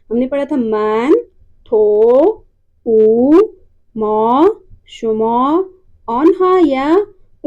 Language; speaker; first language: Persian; non-native, fluent; Urdu